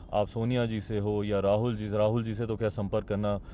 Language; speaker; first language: Hindi; native; Hindi